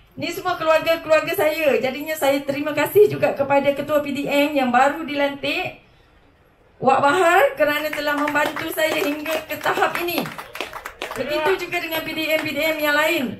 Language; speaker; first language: Malay; native; Malay